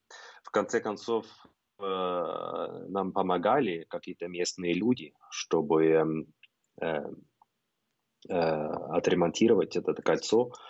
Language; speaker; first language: Russian; non-native, fluent; Norwegian